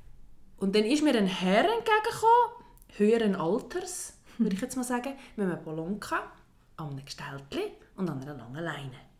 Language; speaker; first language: German; native; German